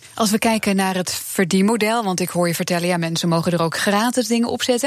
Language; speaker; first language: Dutch; native; Dutch